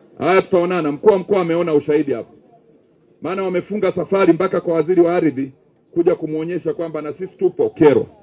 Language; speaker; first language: Swahili; native; Swahili